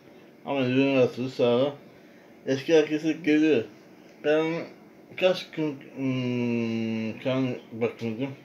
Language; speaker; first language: Turkish; non-native, learner; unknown